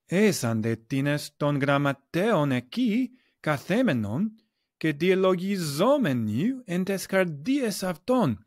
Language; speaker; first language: Greek; non-native, fluent; English